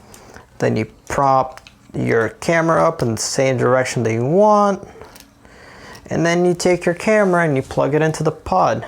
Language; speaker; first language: English; native; English